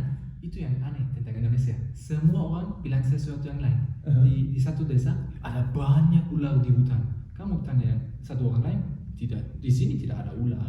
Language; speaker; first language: Indonesian; non-native, fluent; German